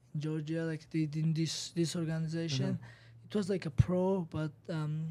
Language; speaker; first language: English; non-native, learner; Georgian